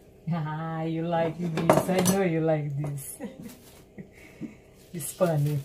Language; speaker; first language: English; non-native, learner; Portuguese